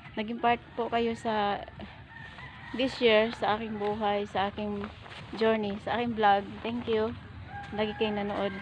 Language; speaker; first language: Filipino; non-native, local second language; Cebuano